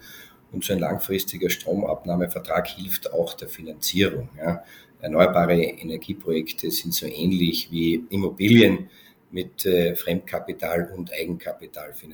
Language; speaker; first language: German; native; German